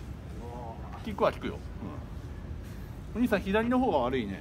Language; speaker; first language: Japanese; native; Japanese